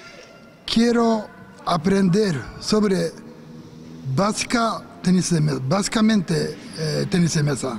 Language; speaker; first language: Spanish; non-native, learner; Japanese